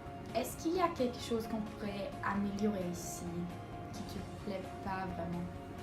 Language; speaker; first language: French; non-native, learner; English